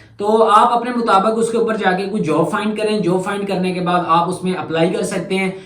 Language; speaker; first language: Urdu; non-native, local second language; Punjabi